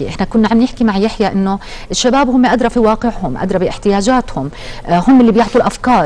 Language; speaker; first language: Arabic; native; Arabic